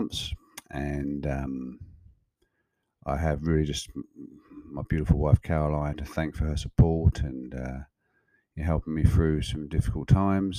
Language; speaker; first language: English; native; English